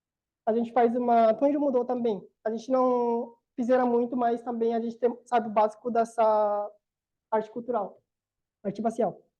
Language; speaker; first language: Portuguese; non-native, learner; Korean